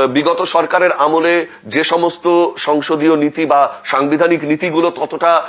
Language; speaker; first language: Bangla; native; Bangla